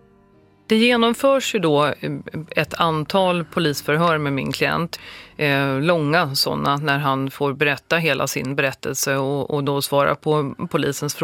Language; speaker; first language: Swedish; native; Swedish